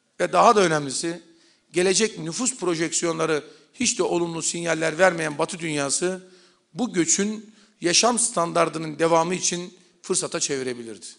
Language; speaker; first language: Turkish; native; Turkish